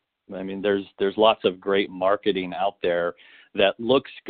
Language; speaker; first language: English; native; English